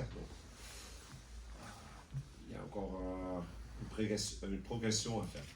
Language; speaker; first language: French; non-native, local second language; Dutch